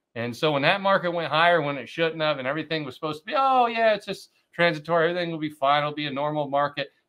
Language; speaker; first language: English; native; English